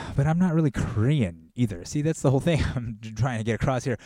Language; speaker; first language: English; early bilingual, other home language; Korean